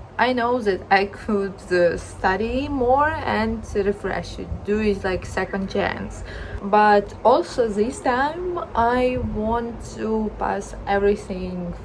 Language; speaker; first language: English; non-native, learner; Ukrainian